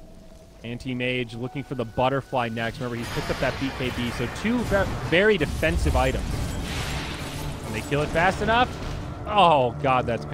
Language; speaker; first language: English; native; English